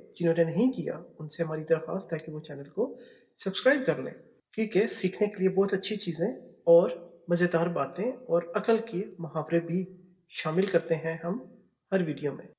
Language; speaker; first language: Urdu; native; Urdu